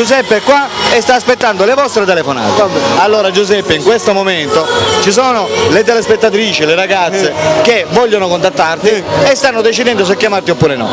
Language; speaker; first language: Italian; native; Italian